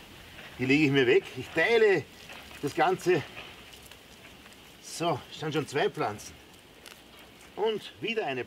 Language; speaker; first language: German; native; German